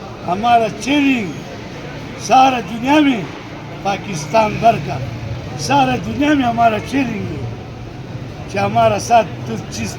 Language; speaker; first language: Hindi; non-native, local second language; Pashto